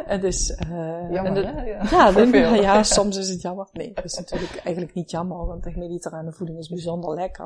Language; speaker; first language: Dutch; native; Dutch